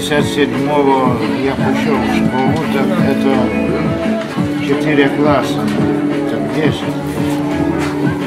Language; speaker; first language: Russian; non-native, local second language; Lithuanian